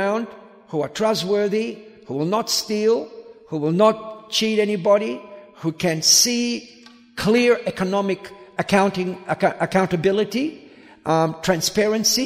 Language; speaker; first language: English; native; English